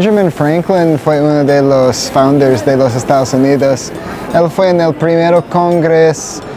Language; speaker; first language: Spanish; non-native, learner; English